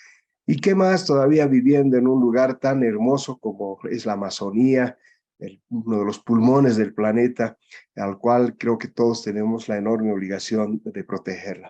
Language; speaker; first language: Spanish; native; Spanish